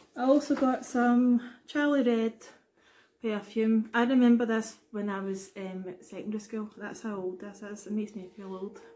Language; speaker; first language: English; native; English